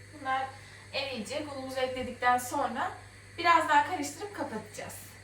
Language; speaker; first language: Turkish; native; Turkish